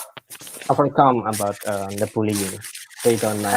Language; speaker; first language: English; non-native, learner; Indonesian